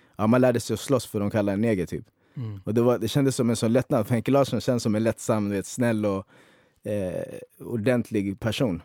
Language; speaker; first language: Swedish; native; Swedish